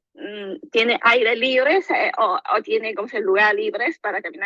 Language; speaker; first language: Spanish; non-native, learner; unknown